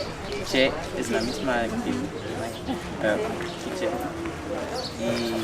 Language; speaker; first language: Spanish; non-native, learner; English